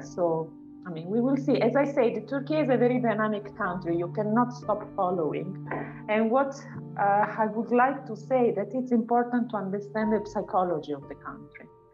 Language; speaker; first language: English; non-native, fluent; Italian